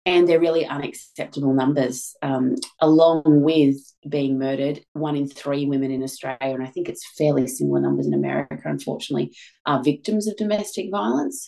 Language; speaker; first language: English; native; English